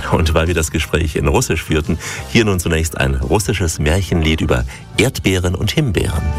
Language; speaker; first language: German; native; German